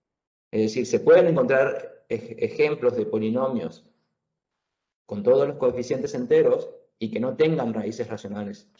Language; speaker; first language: Spanish; native; Spanish